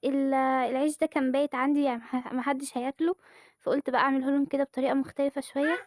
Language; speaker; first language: Arabic; native; Arabic